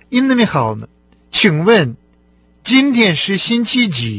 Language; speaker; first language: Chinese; non-native, learner; Russian